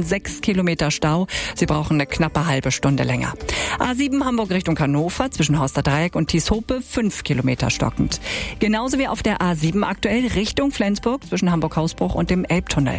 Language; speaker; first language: German; native; German